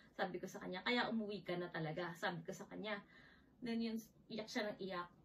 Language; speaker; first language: Filipino; native; Filipino